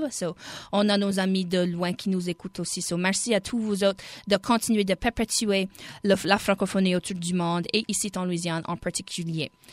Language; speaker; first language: French; native; French